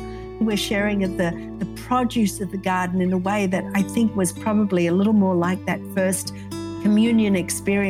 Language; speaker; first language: English; native; English